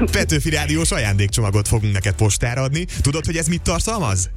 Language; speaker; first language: Hungarian; native; Hungarian